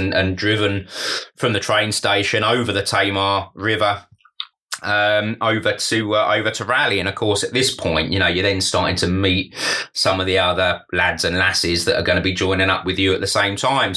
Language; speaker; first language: English; native; English